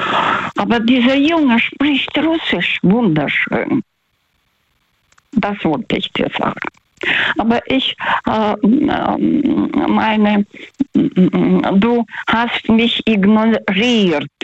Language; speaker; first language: German; non-native, fluent; Russian